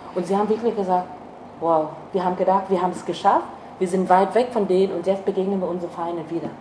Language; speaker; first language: German; non-native, fluent; Vietnamese